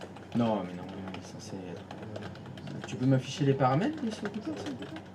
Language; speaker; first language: French; native; French